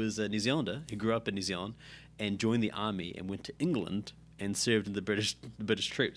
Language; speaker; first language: English; native; English